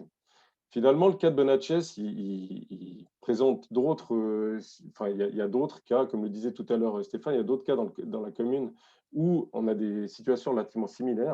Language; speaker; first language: French; native; French